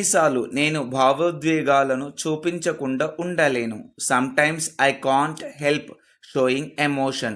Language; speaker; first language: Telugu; native; Telugu